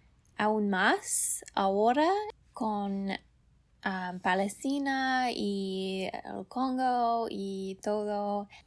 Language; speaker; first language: Spanish; non-native, learner; English